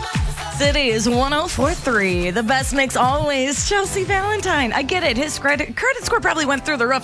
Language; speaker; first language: English; native; English